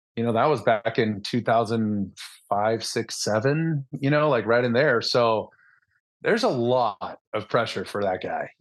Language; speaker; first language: English; early bilingual, other home language; Spanish